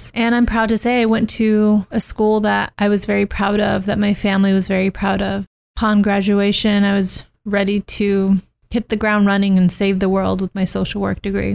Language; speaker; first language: English; native; English